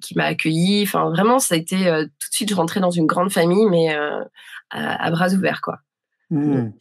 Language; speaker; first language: French; native; French